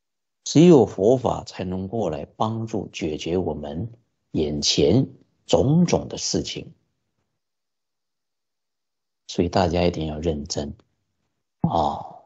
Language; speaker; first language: Chinese; native; Chinese